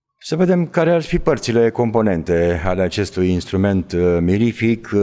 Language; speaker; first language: Romanian; native; Romanian